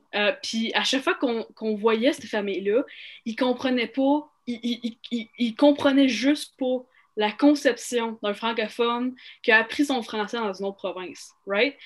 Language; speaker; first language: French; native; French